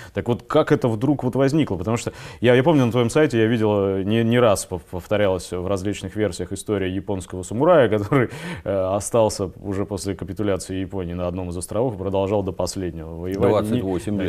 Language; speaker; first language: Russian; native; Russian